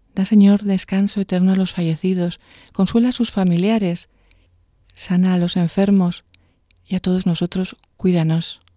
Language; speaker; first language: Spanish; native; Spanish